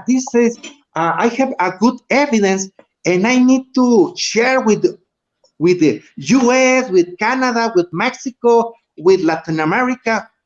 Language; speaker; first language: English; non-native, learner; Spanish